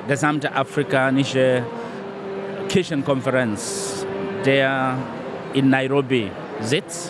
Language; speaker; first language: German; non-native, fluent; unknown